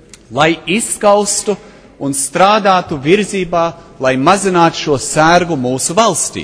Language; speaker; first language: Latvian; early bilingual, heritage; Latvian